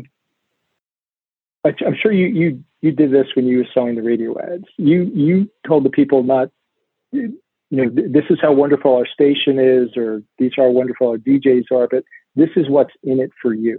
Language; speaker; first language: English; native; English